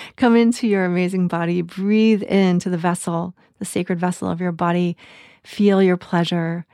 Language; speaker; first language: English; native; English